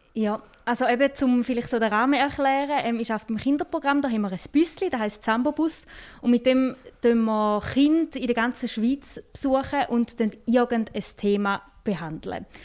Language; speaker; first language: German; native; German